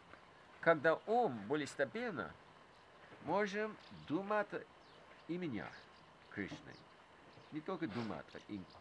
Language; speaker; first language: Russian; non-native, fluent; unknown